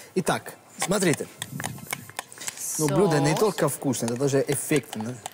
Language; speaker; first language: Russian; non-native, fluent; Italian